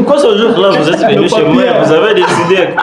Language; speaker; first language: French; non-native, learner; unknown